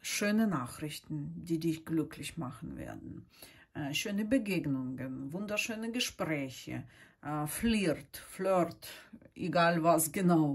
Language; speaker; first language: German; non-native, fluent; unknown